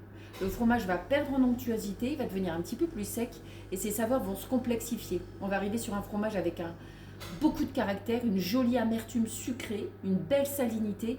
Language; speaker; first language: French; native; French